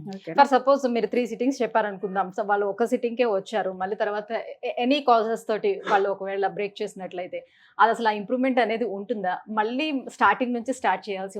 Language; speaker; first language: Telugu; native; Telugu